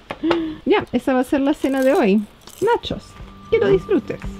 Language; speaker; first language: Spanish; native; Spanish